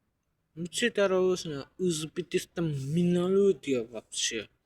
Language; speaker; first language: Russian; non-native, learner; Uzbek